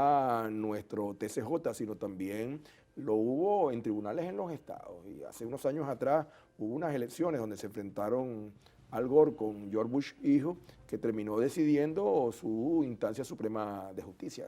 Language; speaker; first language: Spanish; native; Spanish